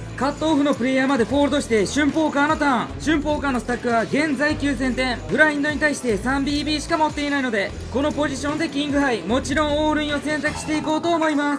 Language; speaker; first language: Japanese; native; Japanese